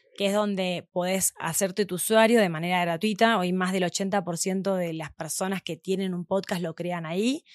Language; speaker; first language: Spanish; native; Spanish